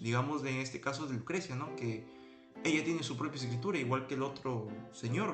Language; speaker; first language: Spanish; native; Spanish